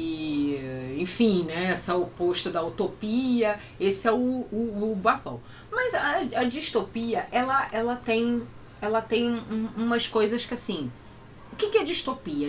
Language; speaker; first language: Portuguese; native; Portuguese